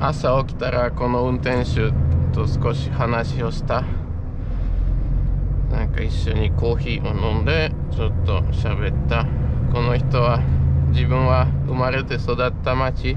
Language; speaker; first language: Japanese; non-native, fluent; Polish